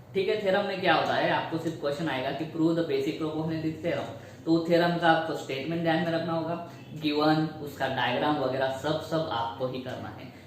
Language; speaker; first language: Hindi; non-native, local second language; Marathi